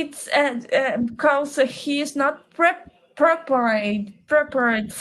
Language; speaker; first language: English; non-native, learner; Portuguese